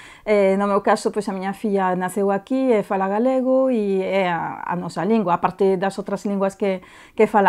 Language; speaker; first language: Galician; non-native, fluent; French